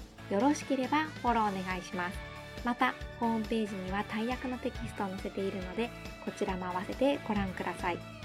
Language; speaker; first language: Japanese; native; Japanese